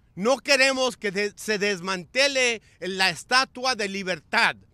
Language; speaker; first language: Spanish; native; Spanish